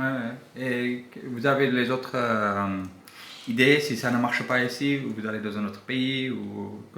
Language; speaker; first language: French; non-native, learner; English